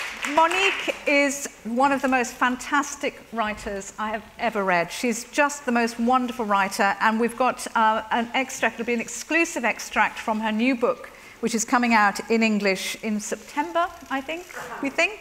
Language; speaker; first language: English; native; English